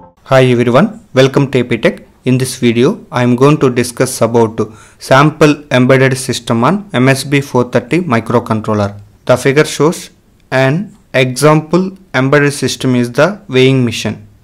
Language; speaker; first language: English; non-native, local second language; Telugu